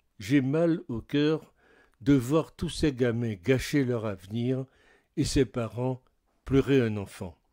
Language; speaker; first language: French; native; French